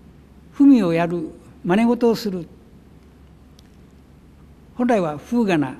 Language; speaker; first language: Japanese; native; Japanese